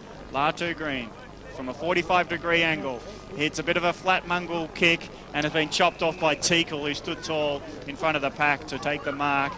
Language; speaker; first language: English; native; English